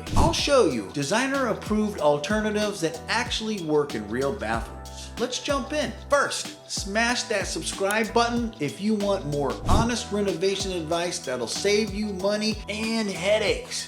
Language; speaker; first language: English; native; English